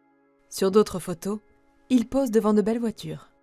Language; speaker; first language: French; native; French